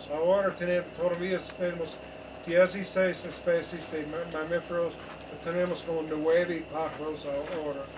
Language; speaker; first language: Spanish; non-native, learner; English